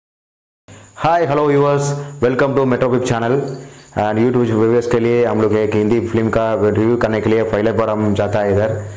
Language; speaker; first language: Hindi; non-native, local second language; Tamil